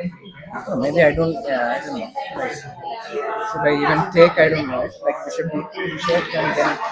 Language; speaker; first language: English; non-native, fluent; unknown